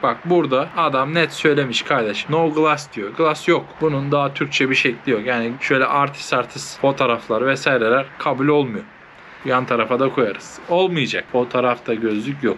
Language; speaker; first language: Turkish; native; Turkish